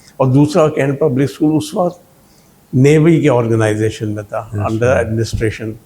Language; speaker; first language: Urdu; native; Urdu